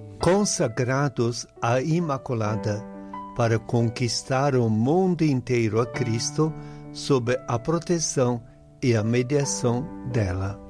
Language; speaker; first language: Portuguese; non-native, fluent; Italian